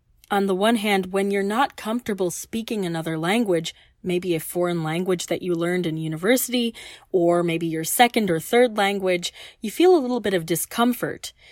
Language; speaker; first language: English; native; English